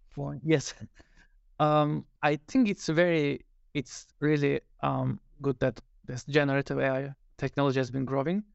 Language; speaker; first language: English; non-native, fluent; Turkish